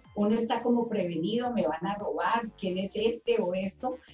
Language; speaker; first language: Spanish; native; Spanish